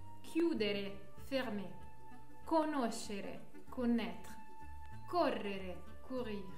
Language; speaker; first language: Italian; non-native, fluent; French